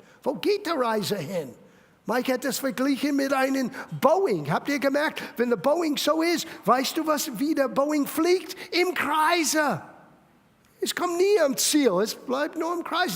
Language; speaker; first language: German; non-native, fluent; English